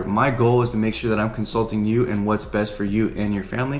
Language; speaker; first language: English; native; English